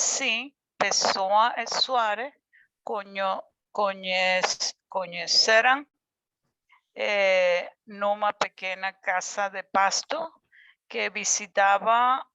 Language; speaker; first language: Portuguese; non-native, learner; Spanish